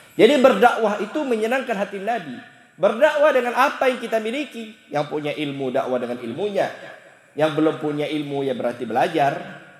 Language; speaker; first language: Indonesian; native; Indonesian